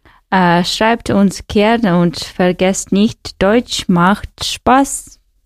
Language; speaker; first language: German; non-native, learner; Russian